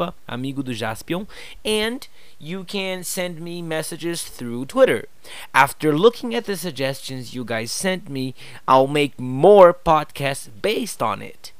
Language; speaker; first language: English; non-native, fluent; Portuguese